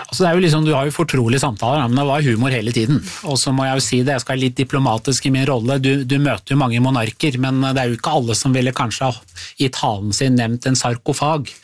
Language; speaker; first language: Norwegian; early bilingual, other home language; Persian